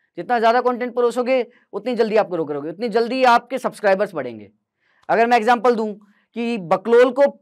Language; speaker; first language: Hindi; native; Hindi